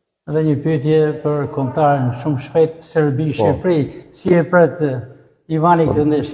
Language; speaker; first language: Albanian; native; Albanian